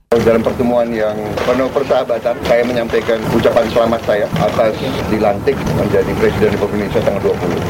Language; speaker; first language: Indonesian; native; Indonesian